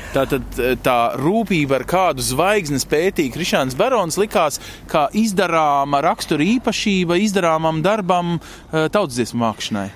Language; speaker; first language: Latvian; native; Latvian